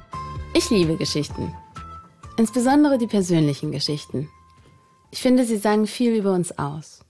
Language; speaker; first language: German; native; German